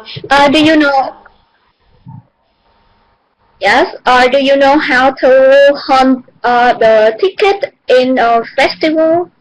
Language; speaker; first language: English; non-native, learner; Vietnamese